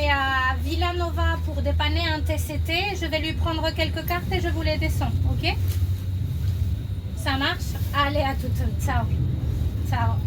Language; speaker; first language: French; native; French